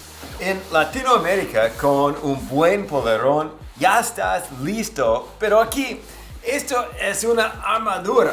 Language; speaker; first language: Spanish; non-native, fluent; English